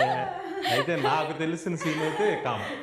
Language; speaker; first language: Telugu; native; Telugu